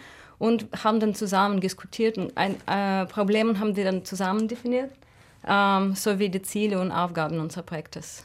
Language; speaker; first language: German; non-native, fluent; Russian